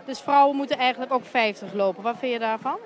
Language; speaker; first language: Dutch; native; Dutch